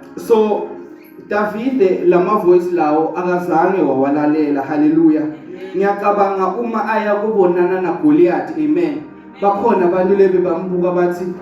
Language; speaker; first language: Zulu; non-native, local second language; Swati